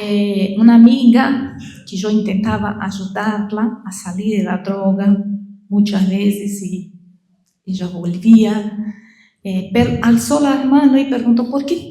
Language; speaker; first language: Spanish; non-native, learner; Portuguese